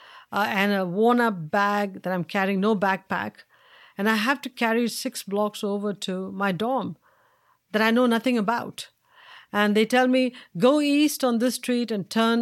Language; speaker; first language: English; non-native, local second language; Tamil